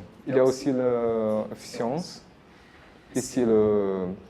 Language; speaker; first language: French; non-native, learner; Portuguese